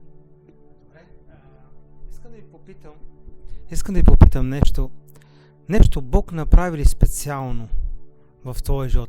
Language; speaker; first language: Bulgarian; native; Bulgarian